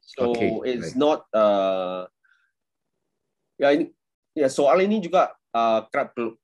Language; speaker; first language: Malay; non-native, local second language; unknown